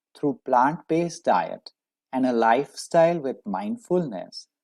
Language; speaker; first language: English; non-native, local second language; Marathi